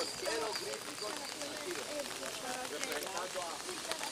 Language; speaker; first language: Spanish; non-native, learner; Portuguese